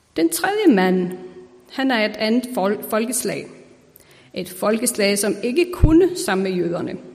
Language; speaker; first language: Danish; non-native, fluent; Icelandic